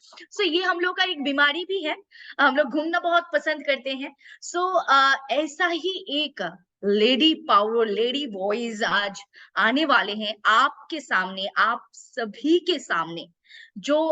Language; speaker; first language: Hindi; native; Hindi